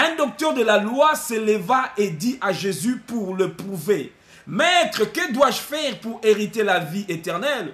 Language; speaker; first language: French; non-native, local second language; Lingala